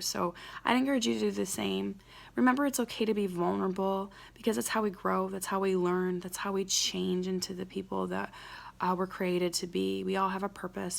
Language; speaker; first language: English; native; English